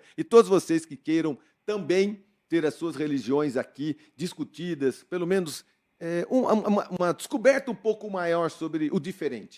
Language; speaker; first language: Portuguese; native; Portuguese